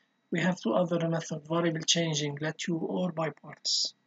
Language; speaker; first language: English; non-native, local second language; Arabic